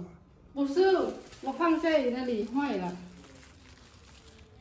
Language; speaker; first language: Chinese; non-native, learner; Lao